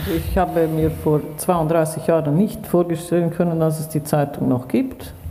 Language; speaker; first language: German; native; German